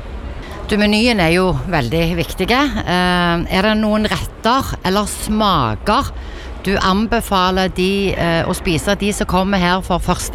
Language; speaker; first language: Norwegian; native; Norwegian